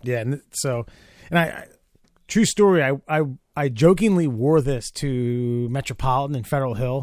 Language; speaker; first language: English; native; English